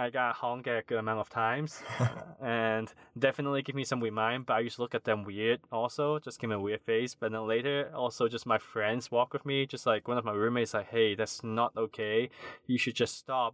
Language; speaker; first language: English; non-native, local second language; Cantonese